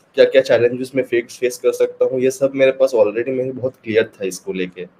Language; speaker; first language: Hindi; non-native, local second language; Bangla